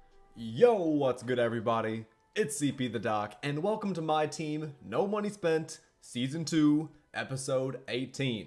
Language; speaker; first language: English; native; English